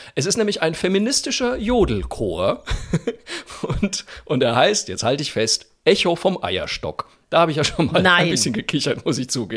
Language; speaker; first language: German; native; German